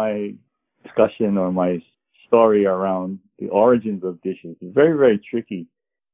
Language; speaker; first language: English; native; English